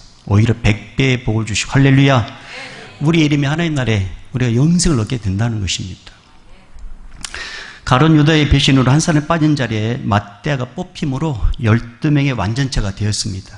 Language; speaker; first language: Korean; native; Korean